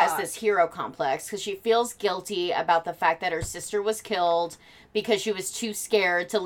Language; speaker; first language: English; native; English